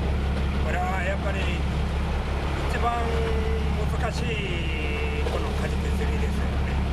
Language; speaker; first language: Japanese; native; Japanese